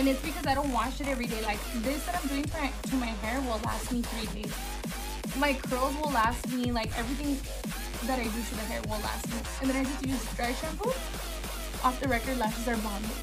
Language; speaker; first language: English; early bilingual, other home language; Spanish